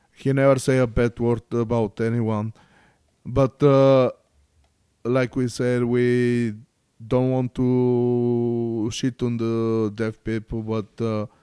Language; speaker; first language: English; non-native, learner; Bulgarian